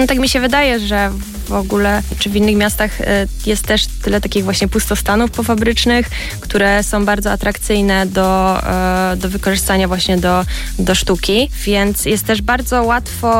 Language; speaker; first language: Polish; native; Polish